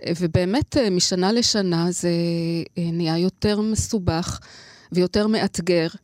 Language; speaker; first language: Hebrew; native; Hebrew